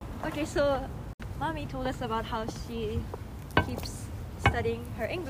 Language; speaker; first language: English; non-native, fluent; Japanese